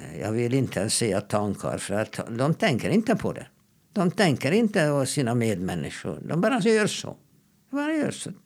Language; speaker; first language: Swedish; non-native, fluent; Hungarian